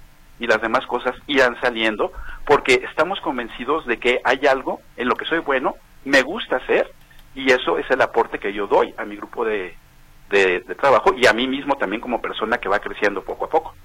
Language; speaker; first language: Spanish; native; Spanish